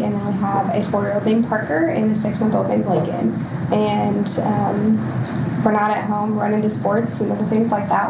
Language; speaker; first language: English; native; English